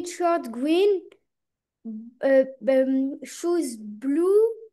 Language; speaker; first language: English; non-native, learner; French